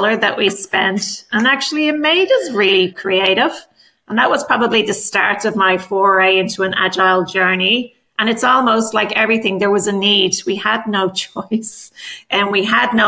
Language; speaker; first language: English; native; English